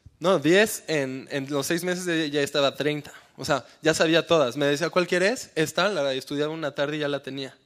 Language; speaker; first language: Spanish; early bilingual, heritage; Spanish